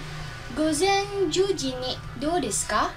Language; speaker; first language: Japanese; non-native, learner; Indonesian